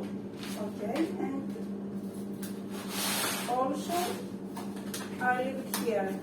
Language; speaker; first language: English; non-native, learner; Greek